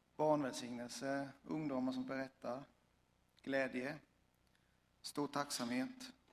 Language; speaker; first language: Swedish; non-native, fluent; Swiss German